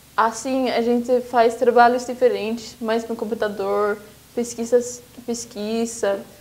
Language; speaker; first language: Portuguese; non-native, fluent; Swedish